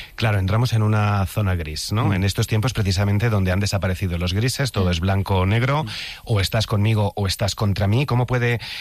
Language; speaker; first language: Spanish; native; Spanish